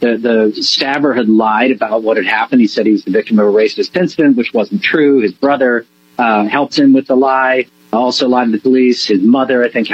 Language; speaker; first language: English; native; English